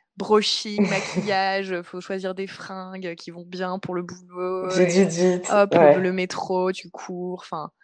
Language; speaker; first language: French; native; French